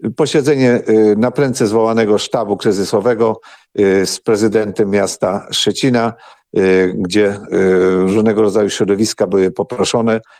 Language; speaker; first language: Polish; non-native, local second language; Ukrainian